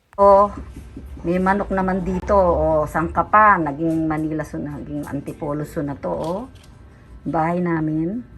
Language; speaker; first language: Filipino; native; Filipino